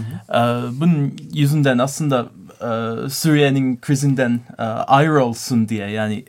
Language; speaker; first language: Turkish; non-native, learner; English